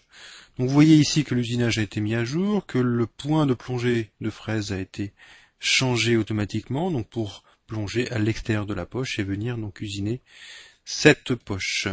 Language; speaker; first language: French; native; French